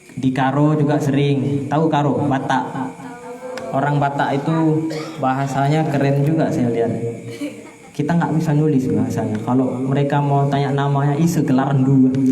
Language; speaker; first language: Indonesian; non-native, local second language; Achinese